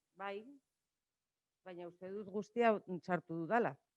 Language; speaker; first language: Basque; non-native, local second language; Spanish